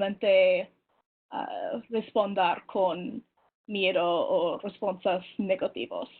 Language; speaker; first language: Spanish; non-native, learner; English